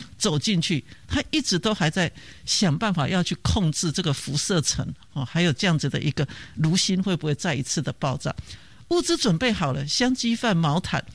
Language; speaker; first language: Chinese; native; Chinese